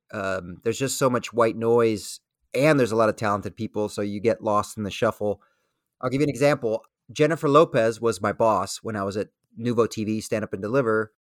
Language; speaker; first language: English; early bilingual, other home language; Spanish